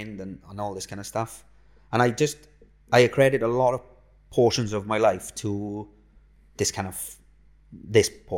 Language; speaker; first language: English; native; English